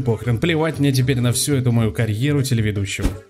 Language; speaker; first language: Russian; native; Russian